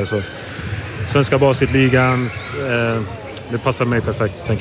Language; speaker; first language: Swedish; native; Swedish